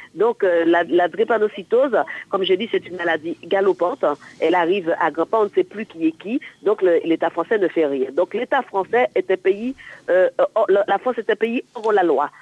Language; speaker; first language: French; native; French